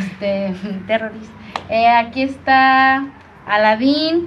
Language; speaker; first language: Spanish; native; Spanish